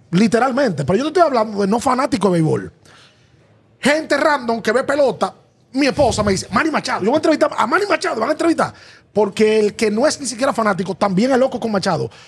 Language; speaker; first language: Spanish; native; Spanish